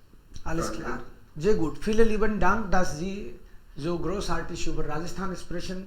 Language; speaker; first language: German; non-native, fluent; Hindi